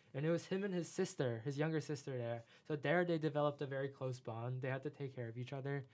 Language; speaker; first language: English; non-native, fluent; Chinese